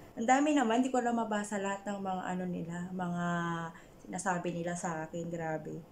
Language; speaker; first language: Filipino; non-native, local second language; Iloko